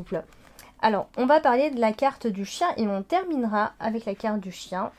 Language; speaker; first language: French; native; French